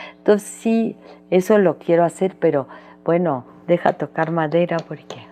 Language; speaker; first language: Spanish; early bilingual, other home language; French